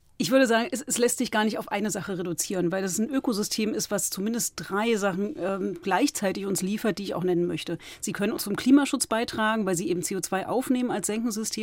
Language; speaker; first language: German; native; German